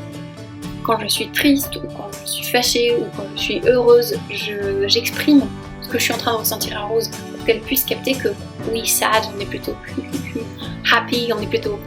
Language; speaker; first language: French; native; French